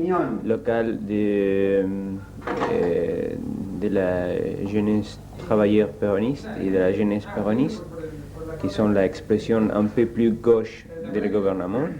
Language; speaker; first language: French; non-native, learner; Spanish